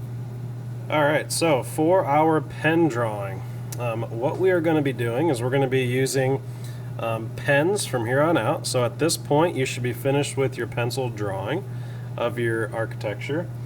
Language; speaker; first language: English; native; English